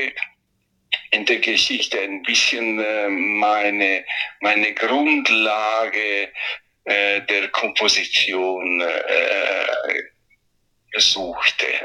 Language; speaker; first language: German; non-native, fluent; Italian